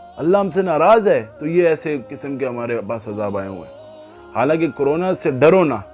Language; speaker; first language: Urdu; non-native, local second language; Pashto